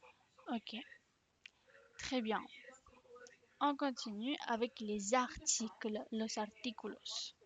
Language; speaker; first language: French; non-native, fluent; Spanish